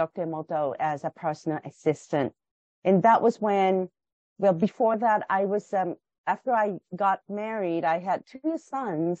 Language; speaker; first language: English; non-native, fluent; Japanese